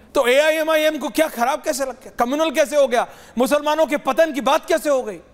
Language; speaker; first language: Hindi; native; Hindi